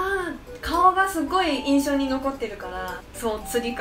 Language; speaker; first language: Japanese; non-native, fluent; Chinese